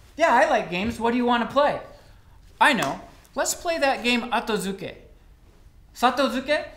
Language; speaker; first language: English; native; English